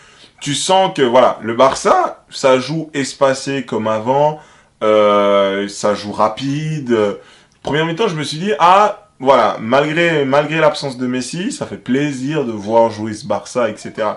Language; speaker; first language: French; native; French